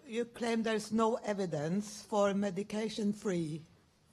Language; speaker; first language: English; non-native, fluent; Dutch